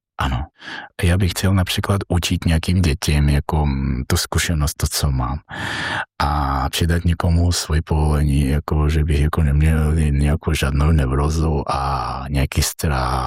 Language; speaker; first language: Czech; non-native, learner; Georgian